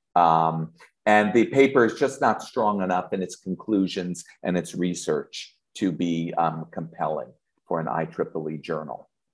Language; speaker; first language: English; native; English